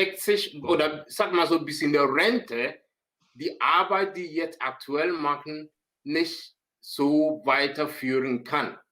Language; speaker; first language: German; non-native, learner; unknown